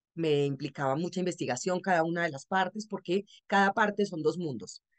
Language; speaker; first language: Spanish; native; Spanish